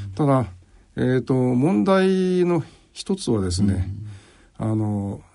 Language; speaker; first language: Japanese; native; Japanese